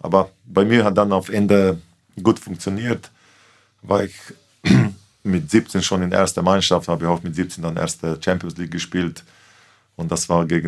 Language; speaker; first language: German; non-native, fluent; Slovenian